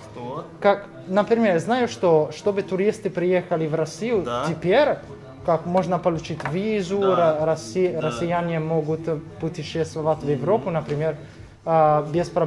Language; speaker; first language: Russian; non-native, learner; Italian